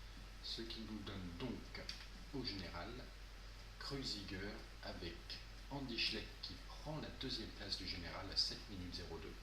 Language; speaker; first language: French; native; French